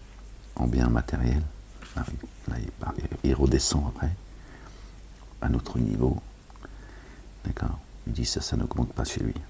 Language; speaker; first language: French; native; French